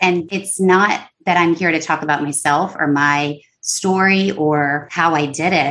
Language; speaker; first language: English; native; English